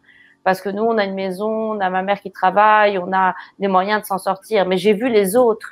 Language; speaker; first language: French; native; French